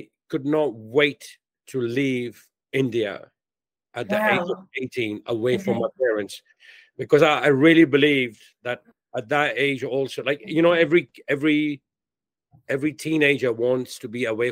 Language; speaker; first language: English; non-native, local second language; Hindi